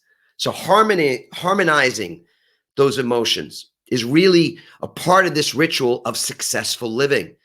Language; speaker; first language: English; native; English